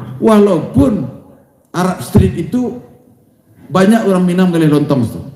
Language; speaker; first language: Indonesian; non-native, local second language; Minangkabau